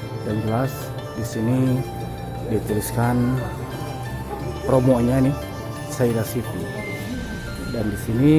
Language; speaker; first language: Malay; non-native, local second language; Sundanese